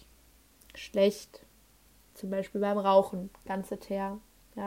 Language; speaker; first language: German; native; German